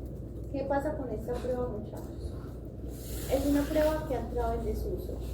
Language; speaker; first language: Spanish; native; Spanish